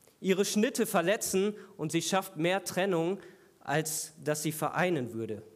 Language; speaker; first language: German; native; German